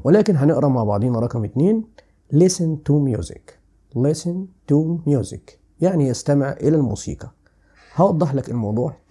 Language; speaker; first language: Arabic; native; Arabic